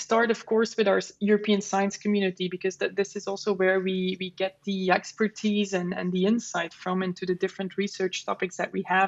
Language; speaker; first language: English; non-native, fluent; Dutch